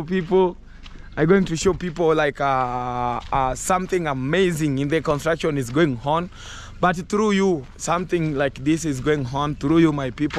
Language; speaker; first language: English; non-native, learner; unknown